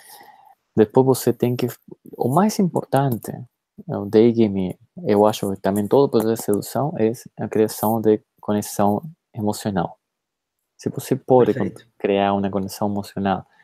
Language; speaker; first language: Portuguese; non-native, fluent; Spanish